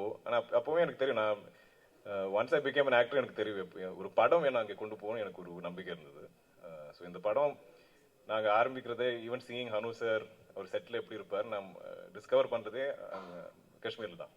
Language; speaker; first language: Tamil; non-native, local second language; Malayalam